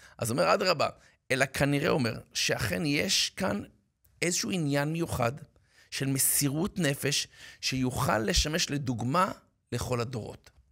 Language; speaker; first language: Hebrew; native; Hebrew